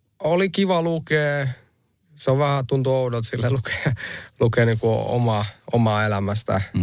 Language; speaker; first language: Finnish; early bilingual, other home language; Albanian